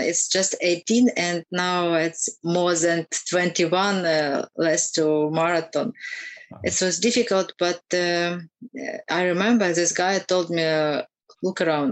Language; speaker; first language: English; non-native, learner; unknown